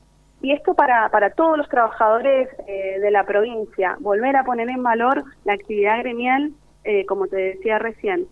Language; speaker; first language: Spanish; native; Spanish